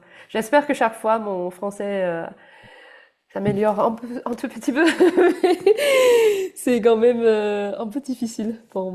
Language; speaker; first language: French; non-native, fluent; Chinese